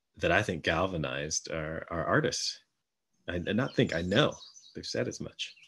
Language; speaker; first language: English; native; English